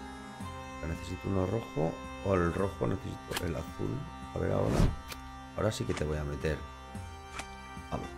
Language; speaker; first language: Spanish; native; Spanish